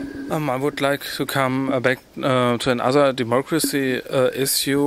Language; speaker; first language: English; non-native, fluent; German